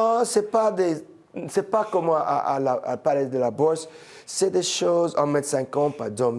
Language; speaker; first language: French; non-native, fluent; English